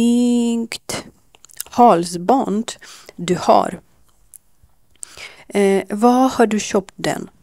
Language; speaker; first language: Swedish; non-native, learner; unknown